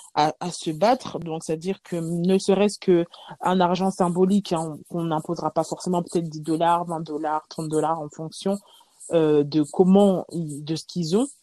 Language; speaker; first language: French; native; French